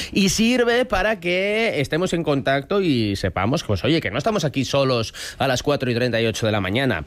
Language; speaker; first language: Spanish; native; Spanish